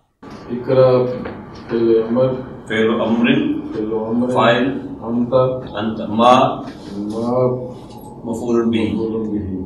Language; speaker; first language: Arabic; non-native, learner; Urdu